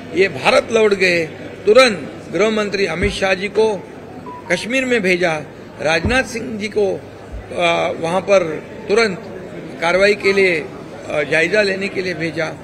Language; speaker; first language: Hindi; non-native, local second language; Marathi